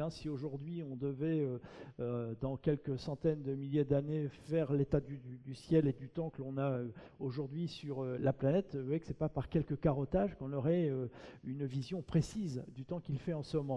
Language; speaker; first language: French; native; French